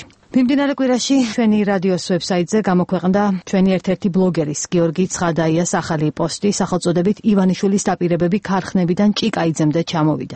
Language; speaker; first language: Georgian; native; Georgian